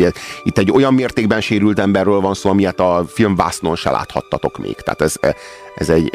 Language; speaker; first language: Hungarian; native; Hungarian